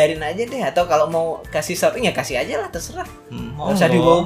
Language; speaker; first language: Indonesian; native; Indonesian